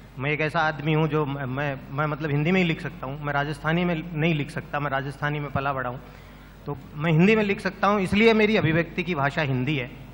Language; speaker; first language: Hindi; native; Hindi